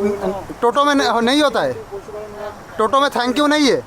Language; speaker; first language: Hindi; non-native, local second language; Bangla